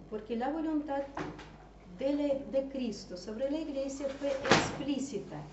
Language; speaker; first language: Spanish; non-native, fluent; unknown